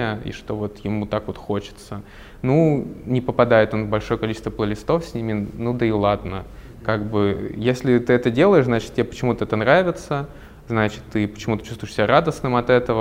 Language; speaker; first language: Russian; native; Russian